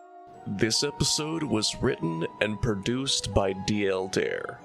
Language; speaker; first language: English; native; English